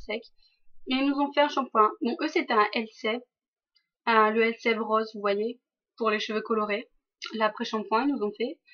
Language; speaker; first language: French; native; French